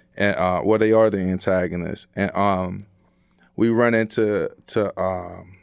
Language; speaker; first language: English; native; English